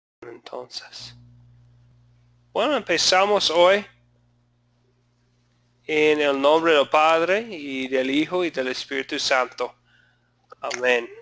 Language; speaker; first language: Spanish; non-native, fluent; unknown